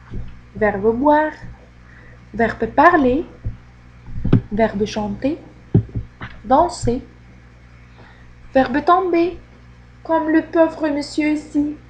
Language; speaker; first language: French; non-native, fluent; Arabic